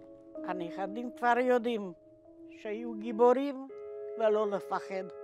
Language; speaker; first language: Hebrew; non-native, learner; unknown